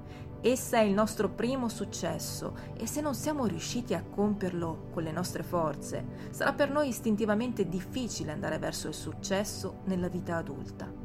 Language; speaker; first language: Italian; native; Italian